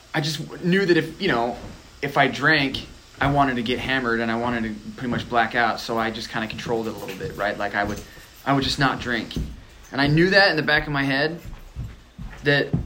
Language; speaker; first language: English; native; English